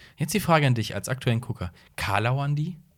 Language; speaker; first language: German; native; German